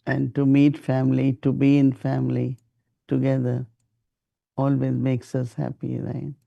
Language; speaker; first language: English; non-native, local second language; Hindi